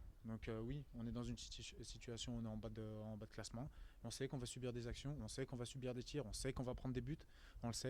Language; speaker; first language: French; native; French